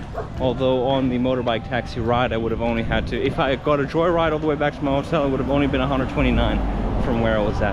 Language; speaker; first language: English; non-native, fluent; Finnish